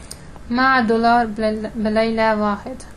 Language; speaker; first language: Arabic; non-native, learner; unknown